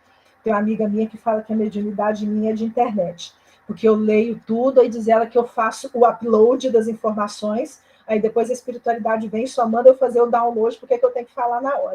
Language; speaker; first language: Portuguese; native; Portuguese